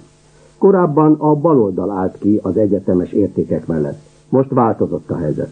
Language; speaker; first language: Hungarian; native; Hungarian